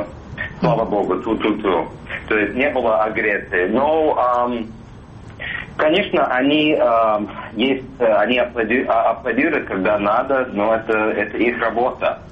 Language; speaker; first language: Russian; non-native, fluent; English